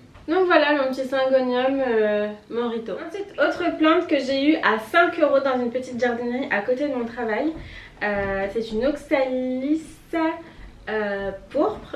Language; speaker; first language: French; native; French